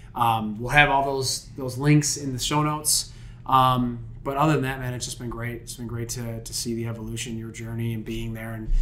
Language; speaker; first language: English; native; English